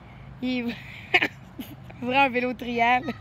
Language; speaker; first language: French; native; French